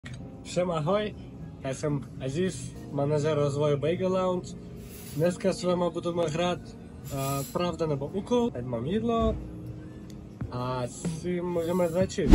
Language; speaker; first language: Czech; non-native, fluent; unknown